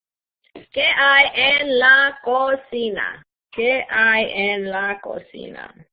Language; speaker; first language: Spanish; non-native, fluent; English